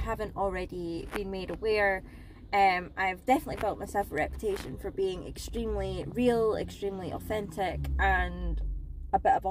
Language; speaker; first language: English; native; English